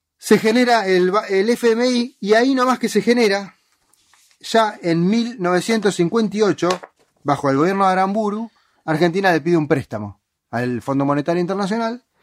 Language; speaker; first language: Spanish; native; Spanish